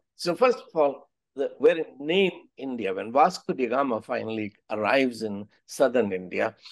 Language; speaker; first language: English; non-native, local second language; Hindi